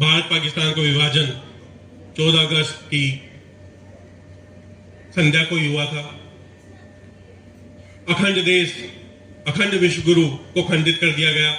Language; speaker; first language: Hindi; native; Hindi